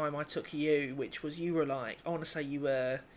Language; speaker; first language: English; native; English